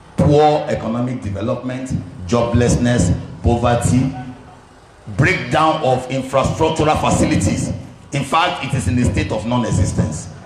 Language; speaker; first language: English; non-native, local second language; Yoruba